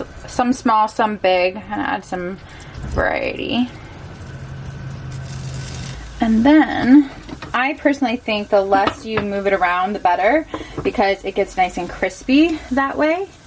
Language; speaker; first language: English; native; English